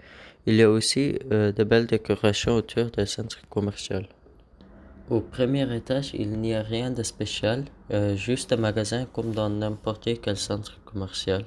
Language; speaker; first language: French; non-native, local second language; Dutch